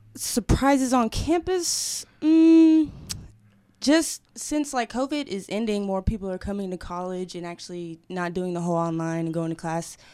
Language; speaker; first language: English; native; English